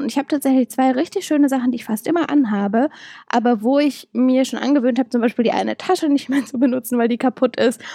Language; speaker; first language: German; native; German